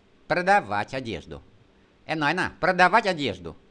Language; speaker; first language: Russian; non-native, fluent; Vietnamese